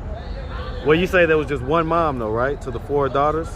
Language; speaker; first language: English; native; English